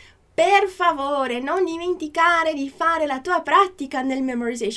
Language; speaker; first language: Italian; non-native, fluent; Portuguese